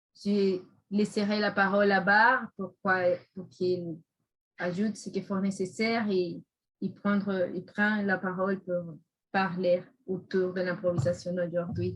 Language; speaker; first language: French; non-native, fluent; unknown